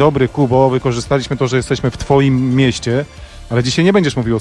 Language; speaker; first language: Polish; native; Polish